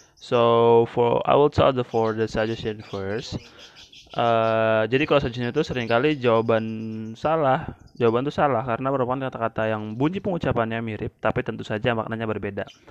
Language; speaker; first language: English; non-native, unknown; Indonesian